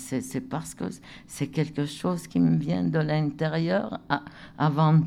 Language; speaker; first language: French; non-native, local second language; Innu-aimun